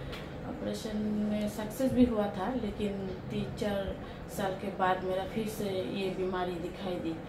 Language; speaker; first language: Hindi; non-native, local second language; Assamese